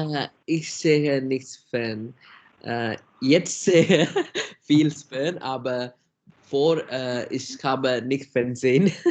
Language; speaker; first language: German; non-native, learner; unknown